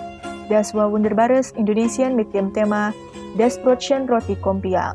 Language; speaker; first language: German; non-native, fluent; Indonesian